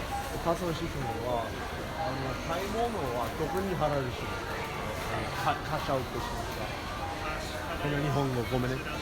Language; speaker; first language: Japanese; non-native, learner; English